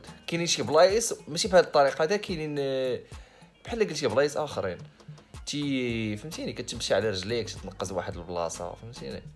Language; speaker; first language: Arabic; native; Arabic